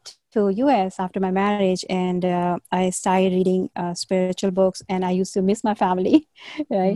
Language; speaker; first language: English; non-native, local second language; Hindi